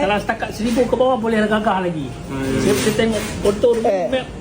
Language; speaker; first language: Malay; native; Malay